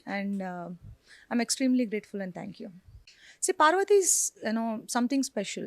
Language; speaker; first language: English; non-native, local second language; Telugu